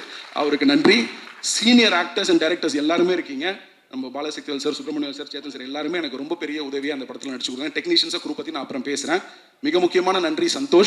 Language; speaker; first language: Tamil; native; Tamil